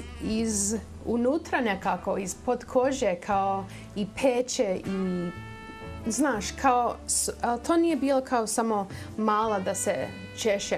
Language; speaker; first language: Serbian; early bilingual, heritage; Serbian